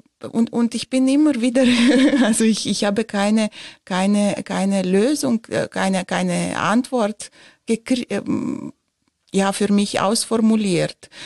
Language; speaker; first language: German; non-native, fluent; Romanian